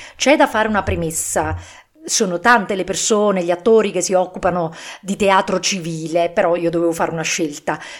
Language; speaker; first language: Italian; native; Italian